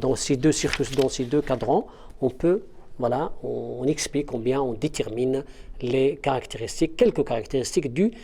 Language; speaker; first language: French; non-native, local second language; Arabic